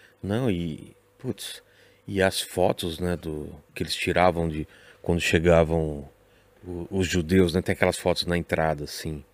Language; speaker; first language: Portuguese; native; Portuguese